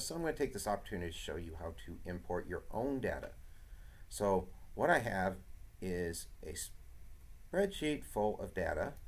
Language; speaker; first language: English; native; English